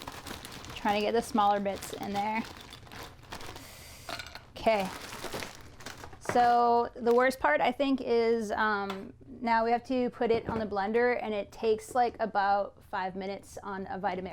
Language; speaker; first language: English; native; English